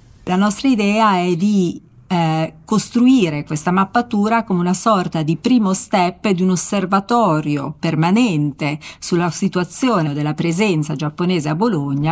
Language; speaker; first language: Italian; native; Italian